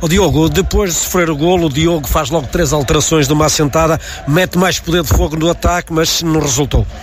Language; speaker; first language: Portuguese; native; Portuguese